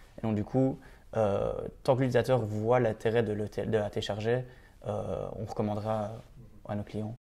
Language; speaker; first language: French; native; French